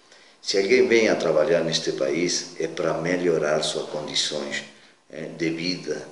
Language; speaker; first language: Portuguese; non-native, fluent; Spanish